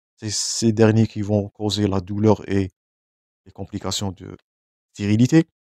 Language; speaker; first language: French; non-native, local second language; Arabic